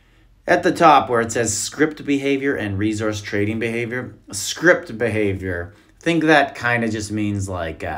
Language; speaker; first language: English; native; English